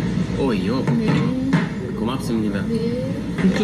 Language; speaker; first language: Korean; non-native, learner; English